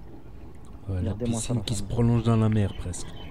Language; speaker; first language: French; native; French